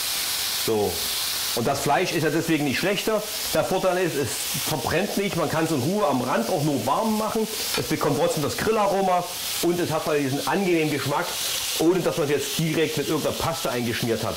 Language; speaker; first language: German; native; German